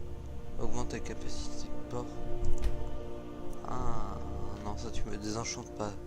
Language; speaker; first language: French; native; French